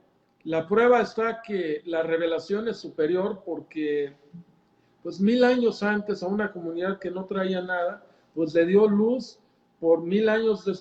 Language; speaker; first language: Spanish; native; Spanish